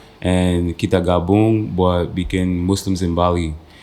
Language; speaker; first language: Indonesian; non-native, fluent; English